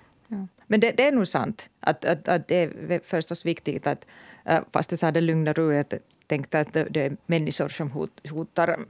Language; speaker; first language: Swedish; non-native, local second language; Finnish